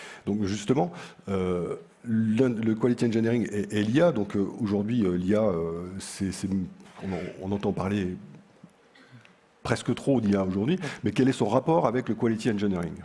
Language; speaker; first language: French; native; French